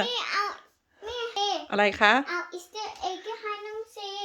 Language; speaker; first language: Thai; early bilingual, heritage; Thai